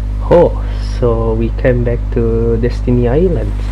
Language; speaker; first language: English; non-native, learner; Indonesian